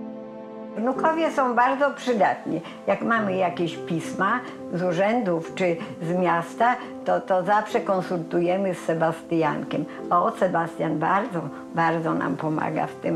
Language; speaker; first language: Polish; native; Polish